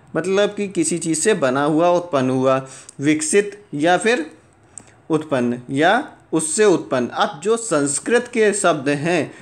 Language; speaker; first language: Hindi; native; Hindi